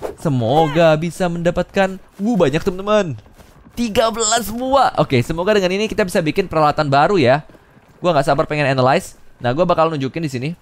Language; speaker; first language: Indonesian; native; Indonesian